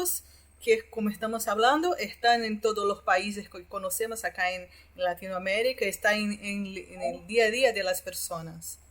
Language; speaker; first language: Spanish; non-native, fluent; Portuguese